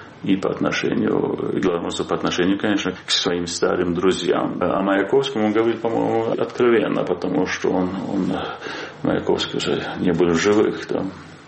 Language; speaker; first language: Russian; non-native, fluent; Swedish